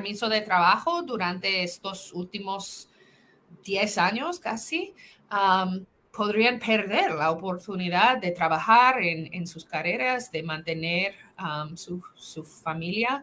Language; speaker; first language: Spanish; non-native, fluent; English